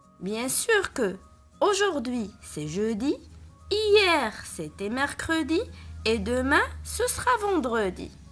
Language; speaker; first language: French; non-native, local second language; Arabic